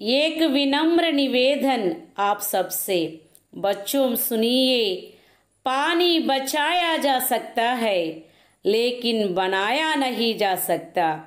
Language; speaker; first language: Hindi; non-native, local second language; Telugu